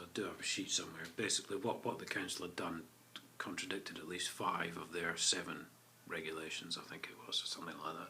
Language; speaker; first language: English; native; English